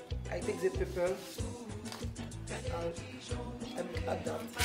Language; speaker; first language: English; non-native, learner; Haitian Creole